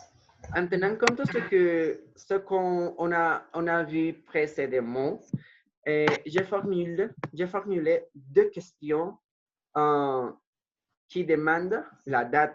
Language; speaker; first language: French; non-native, fluent; Spanish